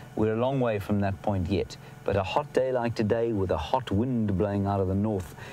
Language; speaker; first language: English; native; English